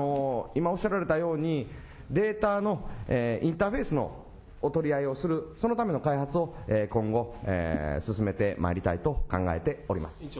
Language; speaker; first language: Japanese; native; Japanese